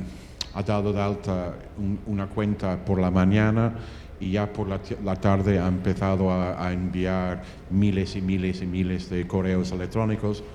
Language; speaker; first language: Spanish; non-native, fluent; English